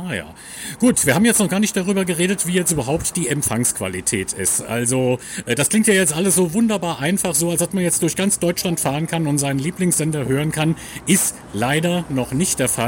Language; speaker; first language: German; native; German